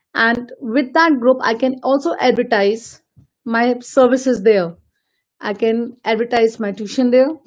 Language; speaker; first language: English; non-native, local second language; Hindi